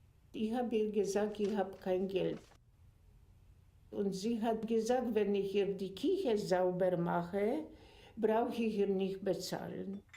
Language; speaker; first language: German; non-native, fluent; Polish